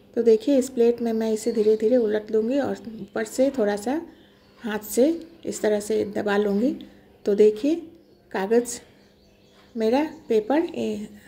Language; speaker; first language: Hindi; non-native, local second language; Bangla